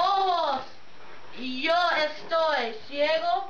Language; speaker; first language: Spanish; non-native, learner; English